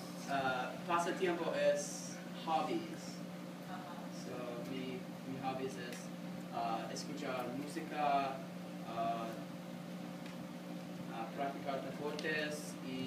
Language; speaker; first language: Spanish; non-native, learner; English